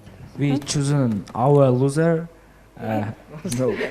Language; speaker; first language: English; non-native, learner; Kyrgyz